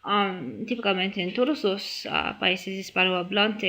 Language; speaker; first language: Spanish; non-native, learner; English